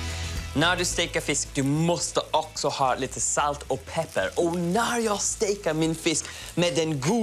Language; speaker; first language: Swedish; non-native, learner; English